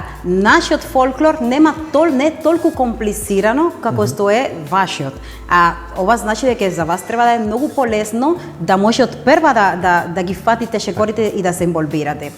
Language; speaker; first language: Macedonian; non-native, learner; Spanish